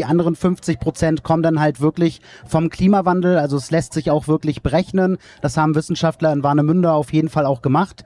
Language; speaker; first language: German; native; German